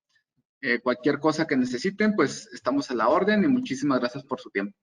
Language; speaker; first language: Spanish; native; Spanish